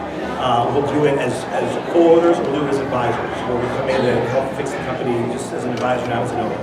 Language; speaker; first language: English; native; English